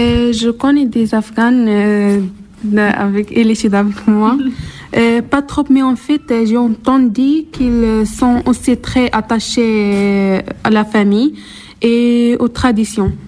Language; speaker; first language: French; non-native, learner; Arabic